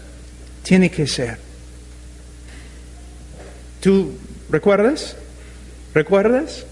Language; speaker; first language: Spanish; non-native, fluent; English